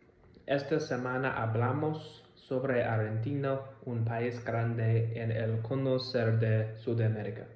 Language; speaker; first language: Spanish; non-native, learner; English